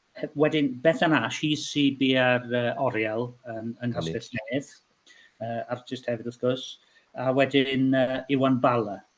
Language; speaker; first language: Welsh; non-native, local second language; English